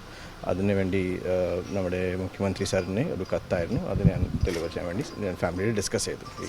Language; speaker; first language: Malayalam; non-native, local second language; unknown